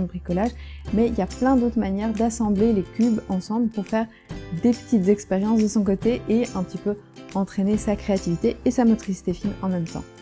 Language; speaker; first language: French; native; French